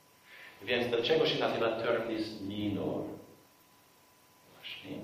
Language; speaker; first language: Polish; non-native, fluent; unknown